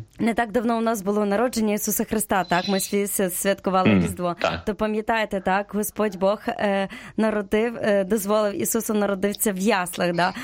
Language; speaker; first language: Ukrainian; native; Ukrainian